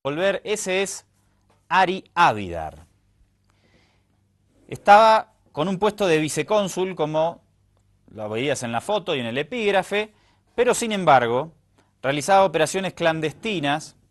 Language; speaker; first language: Spanish; native; Spanish